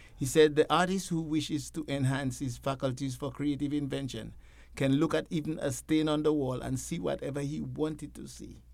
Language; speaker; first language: English; native; English